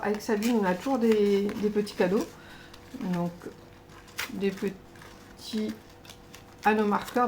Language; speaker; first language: French; native; French